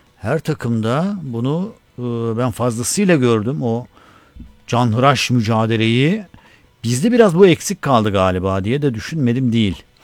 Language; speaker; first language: Turkish; native; Turkish